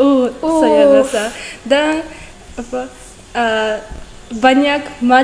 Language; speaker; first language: Indonesian; non-native, learner; Japanese